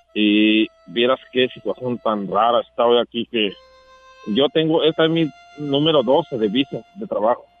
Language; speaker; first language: Spanish; native; Spanish